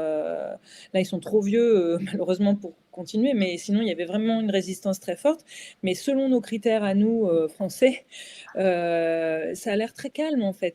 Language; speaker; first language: French; native; French